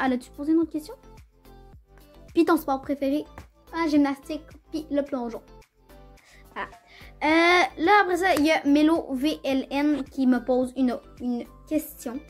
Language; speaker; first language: French; native; French